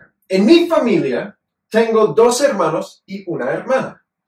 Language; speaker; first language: Spanish; non-native, fluent; English